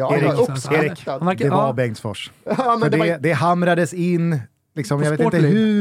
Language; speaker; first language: Swedish; native; Swedish